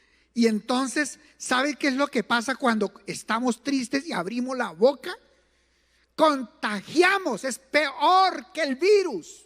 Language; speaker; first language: Spanish; native; Spanish